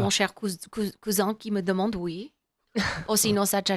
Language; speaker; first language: French; non-native, learner; English